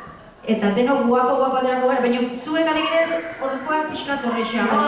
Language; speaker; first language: Basque; native; Basque